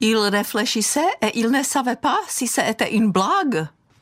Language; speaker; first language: French; non-native, fluent; Czech